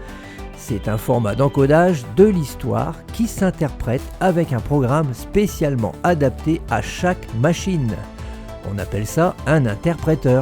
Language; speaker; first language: French; native; French